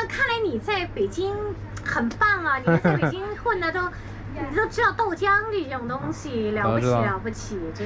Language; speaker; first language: Chinese; native; Chinese